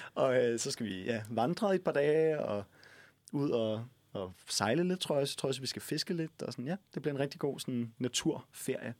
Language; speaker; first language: Danish; native; Danish